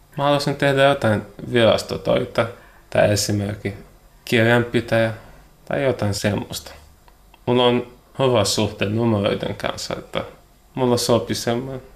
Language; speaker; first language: Finnish; non-native, learner; Arabic